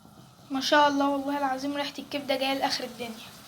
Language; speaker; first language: Arabic; native; Arabic